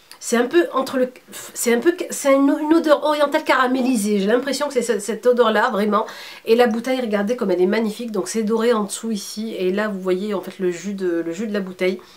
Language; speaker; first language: French; early bilingual, other home language; Arabic